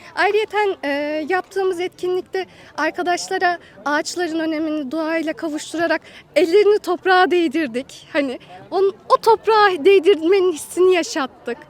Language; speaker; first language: Turkish; native; Turkish